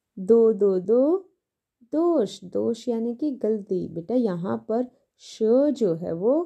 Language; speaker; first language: Hindi; native; Hindi